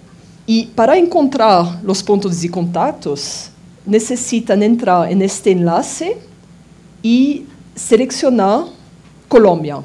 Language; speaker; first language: Spanish; non-native, fluent; French